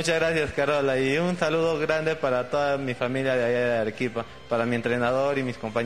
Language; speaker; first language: Spanish; native; Spanish